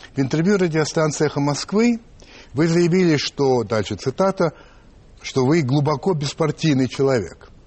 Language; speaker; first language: Russian; early bilingual, other home language; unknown